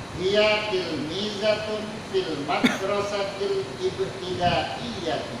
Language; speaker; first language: Arabic; non-native, fluent; Indonesian